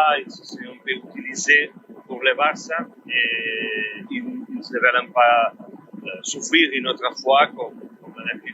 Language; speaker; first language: French; non-native, fluent; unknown